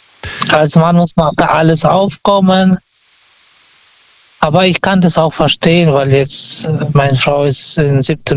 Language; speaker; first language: German; non-native, fluent; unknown